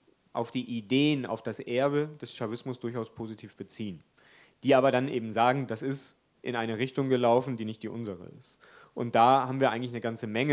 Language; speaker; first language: German; native; German